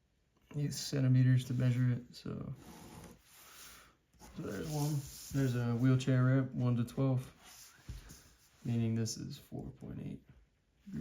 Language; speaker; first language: English; native; English